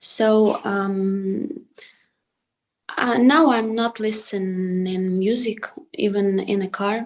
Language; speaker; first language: English; non-native, learner; Ukrainian